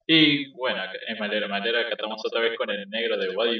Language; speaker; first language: Spanish; native; Spanish